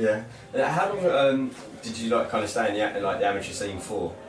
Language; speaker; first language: English; native; English